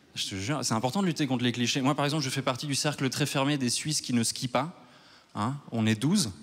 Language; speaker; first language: French; native; French